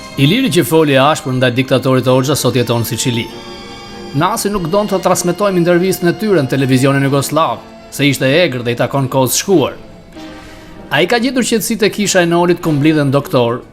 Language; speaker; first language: Albanian; native; Albanian